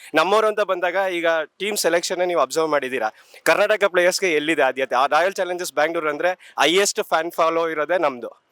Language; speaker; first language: Kannada; native; Kannada